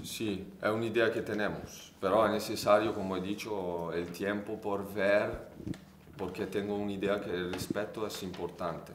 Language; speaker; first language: Spanish; non-native, fluent; Italian